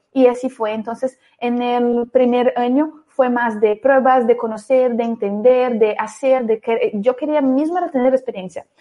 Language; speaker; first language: Spanish; non-native, fluent; Portuguese